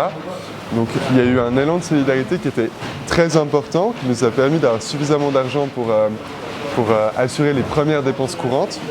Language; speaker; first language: French; native; French